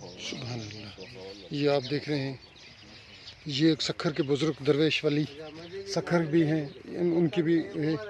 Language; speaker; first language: Urdu; non-native, local second language; Sindhi